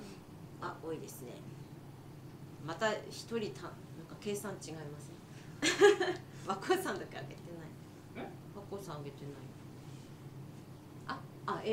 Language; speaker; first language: Japanese; native; Japanese